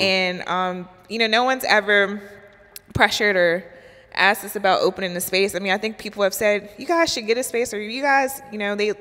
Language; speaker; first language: English; native; English